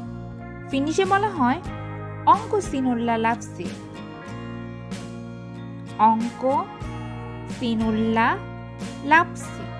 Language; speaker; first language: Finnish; non-native, learner; Bangla